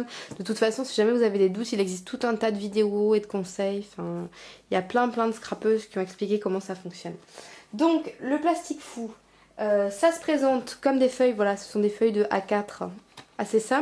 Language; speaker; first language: French; native; French